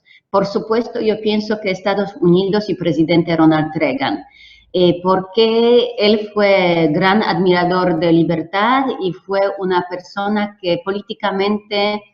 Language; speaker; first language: Spanish; non-native, fluent; Polish